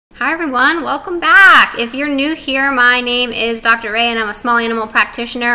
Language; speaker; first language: English; native; English